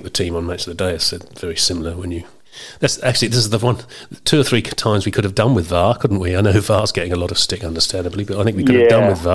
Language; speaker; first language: English; native; English